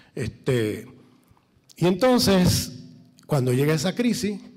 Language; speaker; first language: Spanish; native; Spanish